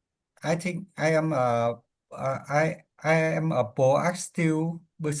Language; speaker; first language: English; non-native, learner; Vietnamese